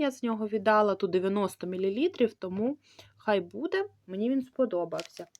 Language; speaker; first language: Ukrainian; native; Ukrainian